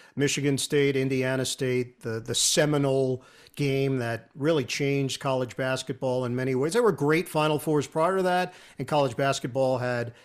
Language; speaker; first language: English; native; English